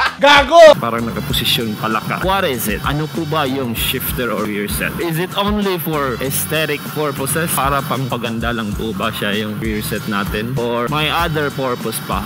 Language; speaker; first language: Filipino; non-native, local second language; Cebuano